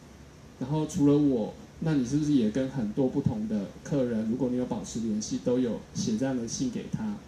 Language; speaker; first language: Chinese; native; Chinese